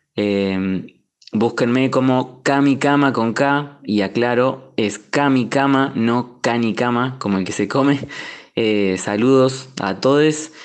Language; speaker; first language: Spanish; native; Spanish